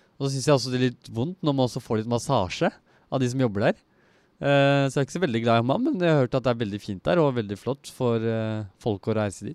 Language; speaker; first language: Norwegian; early bilingual, other home language; Turkish